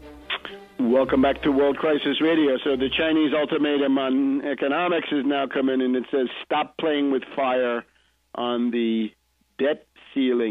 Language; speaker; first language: English; native; English